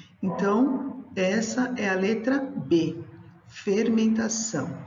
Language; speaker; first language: Portuguese; native; Portuguese